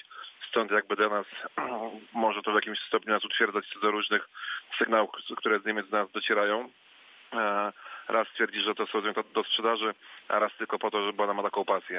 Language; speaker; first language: Polish; native; Polish